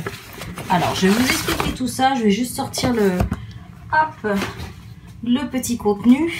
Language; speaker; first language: French; native; French